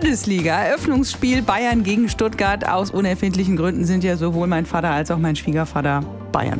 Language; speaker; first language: German; native; German